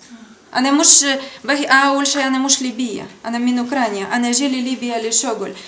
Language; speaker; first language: Arabic; non-native, learner; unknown